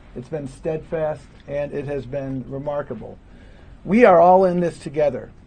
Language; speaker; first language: English; early bilingual, other home language; Spanish